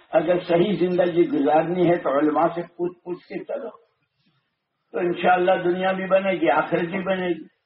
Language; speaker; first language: Urdu; non-native, local second language; Gujarati